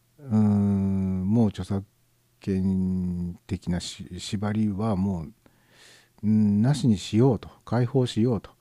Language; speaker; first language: Japanese; native; Japanese